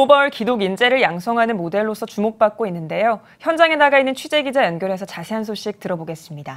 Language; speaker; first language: Korean; native; Korean